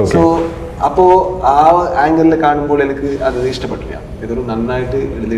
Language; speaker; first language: Malayalam; non-native, fluent; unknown